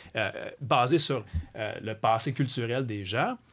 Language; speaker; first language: French; native; French